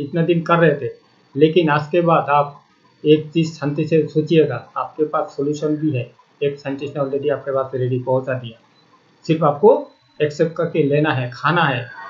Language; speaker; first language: Hindi; non-native, local second language; Bangla